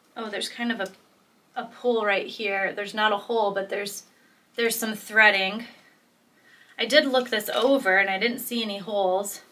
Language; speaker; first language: English; native; English